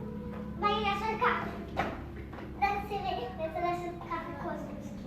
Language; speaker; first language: Hebrew; early bilingual, heritage; Hebrew